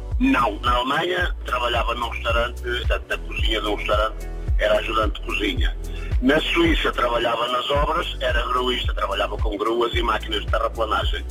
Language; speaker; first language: Portuguese; native; Portuguese